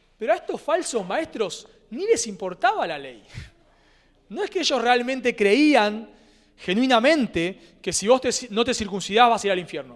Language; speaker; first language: Spanish; native; Spanish